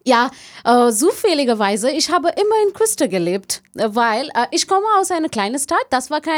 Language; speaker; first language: German; non-native, learner; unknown